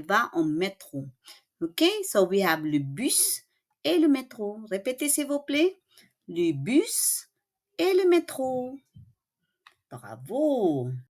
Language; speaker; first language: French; non-native, fluent; Filipino